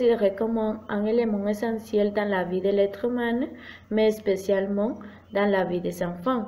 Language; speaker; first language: French; non-native, fluent; Spanish